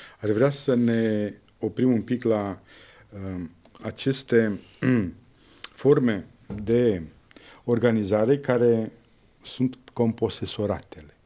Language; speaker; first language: Romanian; native; Romanian